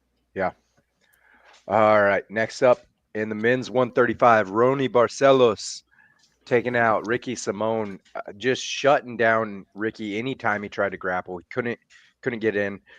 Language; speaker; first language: English; native; English